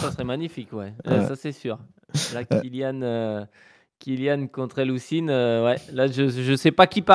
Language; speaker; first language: French; native; French